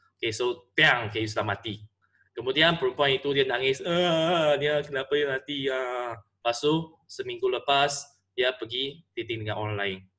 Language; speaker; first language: Malay; non-native, local second language; Chinese